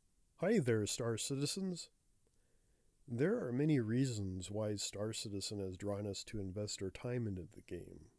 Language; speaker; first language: English; native; English